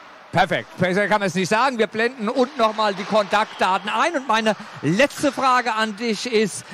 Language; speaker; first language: German; native; German